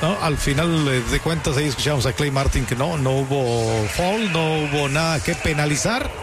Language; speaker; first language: Spanish; native; Spanish